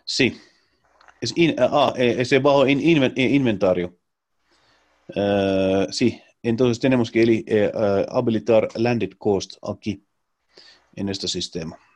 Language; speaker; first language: Spanish; non-native, learner; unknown